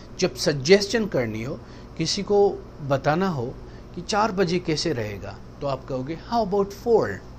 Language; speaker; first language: Urdu; non-native, local second language; Baluchi